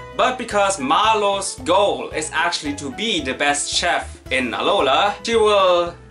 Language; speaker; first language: English; non-native, fluent; German